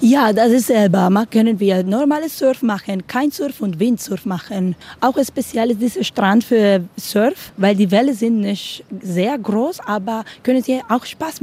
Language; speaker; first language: German; non-native, learner; Spanish